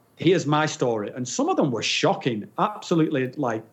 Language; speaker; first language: English; native; English